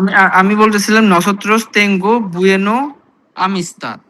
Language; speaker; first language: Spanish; non-native, learner; Bangla